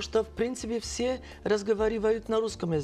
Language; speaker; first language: Russian; non-native, fluent; Polish